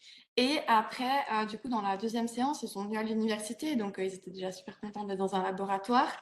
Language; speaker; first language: French; native; French